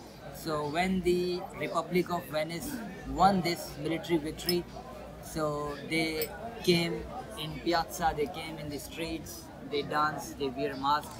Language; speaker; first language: English; non-native, fluent; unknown